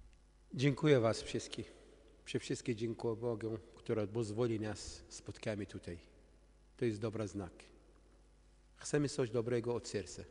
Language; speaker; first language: Polish; non-native, learner; Arabic